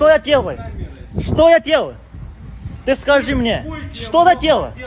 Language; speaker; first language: Russian; non-native, learner; Chinese